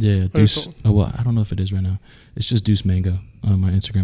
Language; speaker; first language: English; native; English